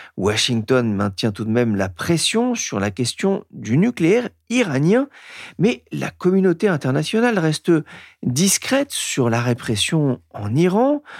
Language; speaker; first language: French; native; French